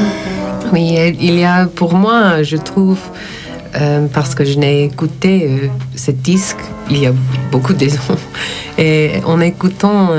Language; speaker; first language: French; non-native, learner; English